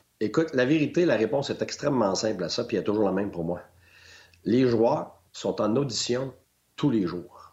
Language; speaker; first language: French; native; French